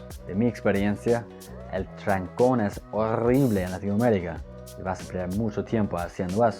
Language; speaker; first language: Spanish; non-native, fluent; English